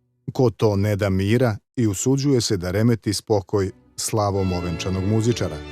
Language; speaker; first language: Bosnian; native; Bosnian